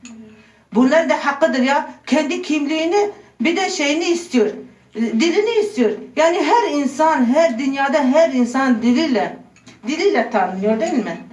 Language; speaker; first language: Turkish; non-native, local second language; Kurdish